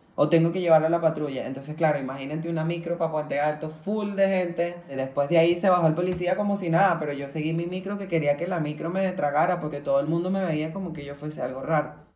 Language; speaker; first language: Spanish; native; Spanish